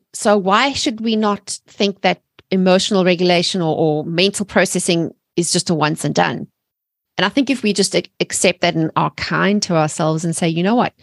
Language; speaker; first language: English; native; English